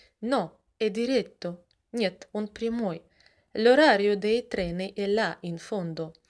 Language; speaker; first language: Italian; non-native, fluent; Russian